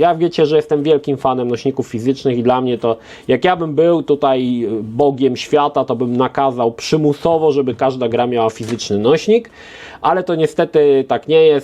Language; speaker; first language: Polish; native; Polish